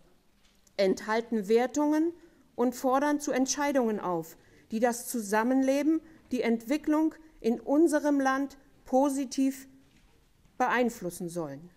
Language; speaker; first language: German; native; German